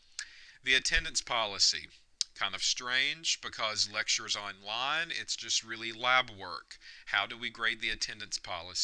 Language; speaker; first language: English; native; English